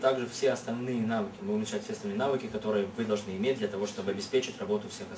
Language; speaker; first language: Russian; native; Russian